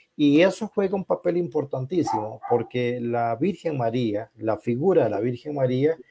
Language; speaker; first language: Spanish; native; Spanish